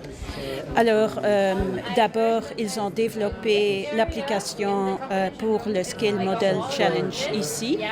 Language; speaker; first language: French; non-native, fluent; Dutch